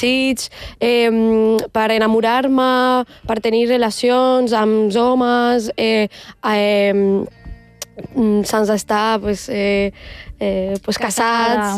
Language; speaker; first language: Catalan; early bilingual, other home language; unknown